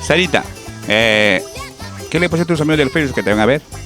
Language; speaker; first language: Spanish; native; Spanish